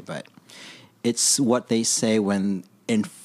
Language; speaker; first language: English; non-native, local second language; Filipino